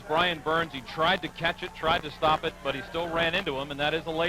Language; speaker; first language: English; native; English